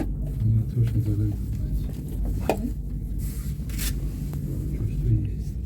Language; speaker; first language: Russian; non-native, learner; Tajik